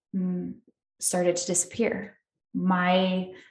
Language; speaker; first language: English; native; English